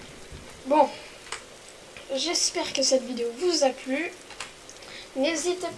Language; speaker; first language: French; native; French